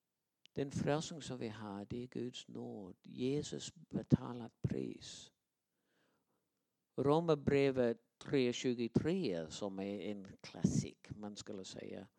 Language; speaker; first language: Swedish; non-native, fluent; English